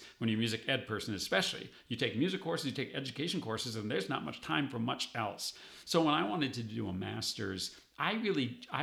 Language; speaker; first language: English; native; English